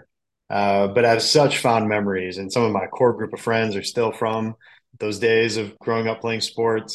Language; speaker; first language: English; native; English